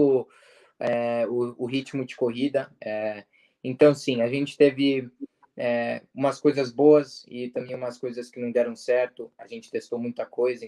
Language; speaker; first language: Portuguese; early bilingual, heritage; Portuguese